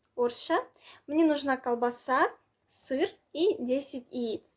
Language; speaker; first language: Russian; non-native, local second language; Kazakh